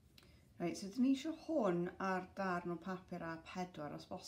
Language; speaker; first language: Welsh; non-native, local second language; English